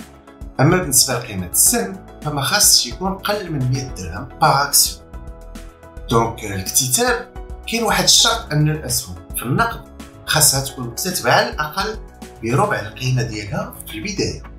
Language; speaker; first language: Arabic; native; Arabic